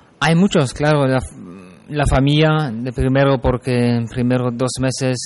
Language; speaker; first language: Spanish; non-native, fluent; German